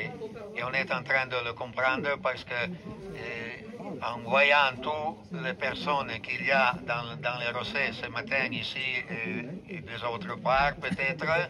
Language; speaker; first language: French; non-native, fluent; Italian